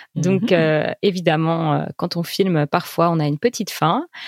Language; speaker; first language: French; native; French